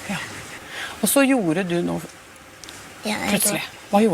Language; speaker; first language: Norwegian; native; Norwegian